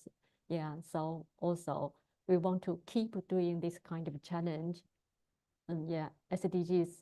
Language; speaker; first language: English; non-native, learner; Chinese